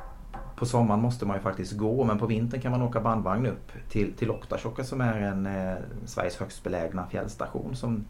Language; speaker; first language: Swedish; native; Swedish